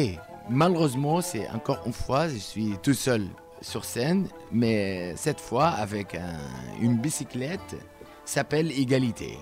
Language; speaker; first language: French; non-native, learner; Arabic